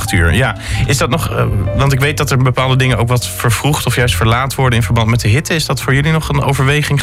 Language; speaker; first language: Dutch; native; Dutch